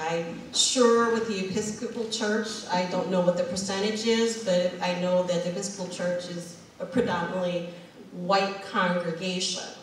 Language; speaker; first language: English; native; English